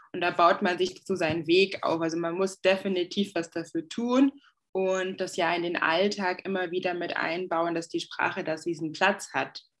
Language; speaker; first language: German; non-native, fluent; French